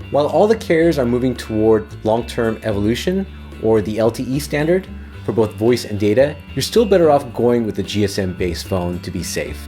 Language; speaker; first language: English; native; English